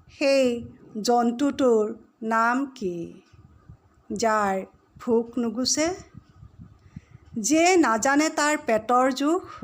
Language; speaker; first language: Assamese; native; Assamese